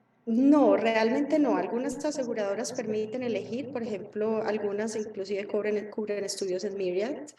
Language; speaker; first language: Spanish; native; Spanish